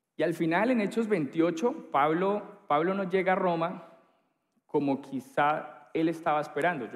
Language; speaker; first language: Spanish; native; Spanish